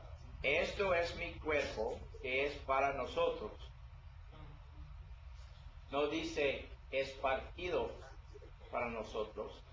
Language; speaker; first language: Spanish; non-native, learner; English